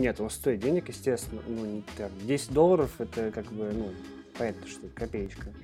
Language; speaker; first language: Russian; native; Russian